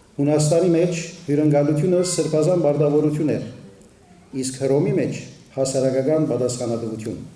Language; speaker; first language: Armenian; early bilingual, heritage; Armenian